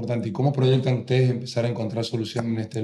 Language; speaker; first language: Spanish; native; Spanish